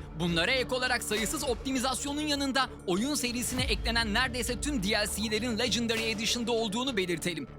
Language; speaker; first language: Turkish; native; Turkish